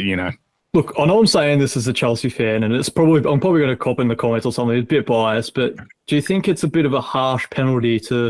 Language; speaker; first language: English; native; English